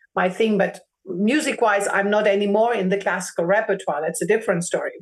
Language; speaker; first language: English; non-native, fluent; German